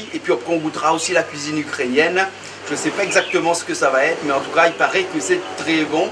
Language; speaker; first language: French; native; French